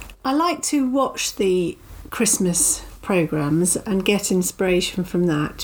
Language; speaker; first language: English; native; English